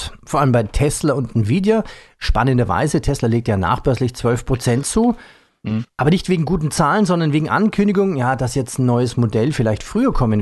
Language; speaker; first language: German; native; German